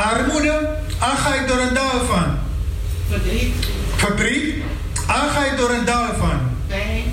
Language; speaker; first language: Dutch; non-native, fluent; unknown